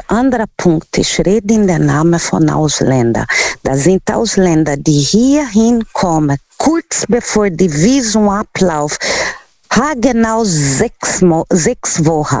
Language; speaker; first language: German; non-native, local second language; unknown